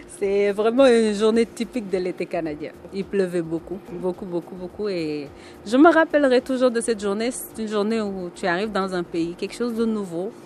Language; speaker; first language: French; non-native, local second language; Wolof